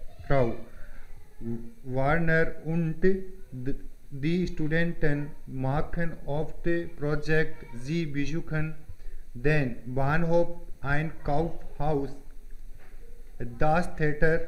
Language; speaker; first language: German; non-native, learner; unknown